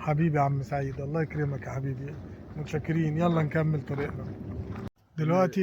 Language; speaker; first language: Arabic; native; Arabic